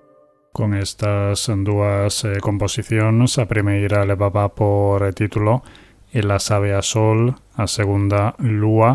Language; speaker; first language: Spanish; non-native, local second language; Galician